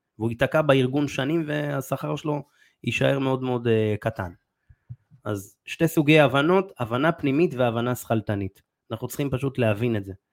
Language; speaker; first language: Hebrew; native; Hebrew